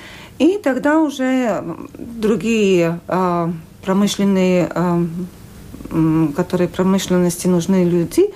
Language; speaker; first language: Russian; non-native, local second language; Latvian